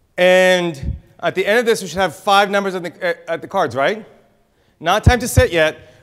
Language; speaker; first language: English; native; English